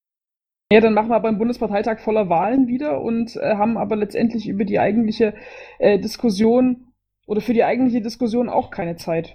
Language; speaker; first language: German; native; German